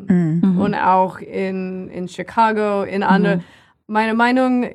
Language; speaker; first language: German; non-native, learner; English